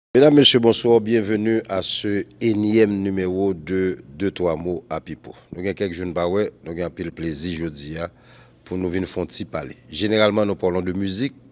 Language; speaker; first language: French; non-native, local second language; Haitian Creole